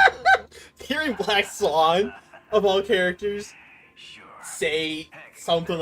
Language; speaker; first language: English; native; English